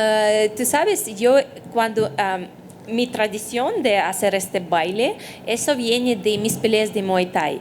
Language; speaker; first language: Spanish; non-native, fluent; Russian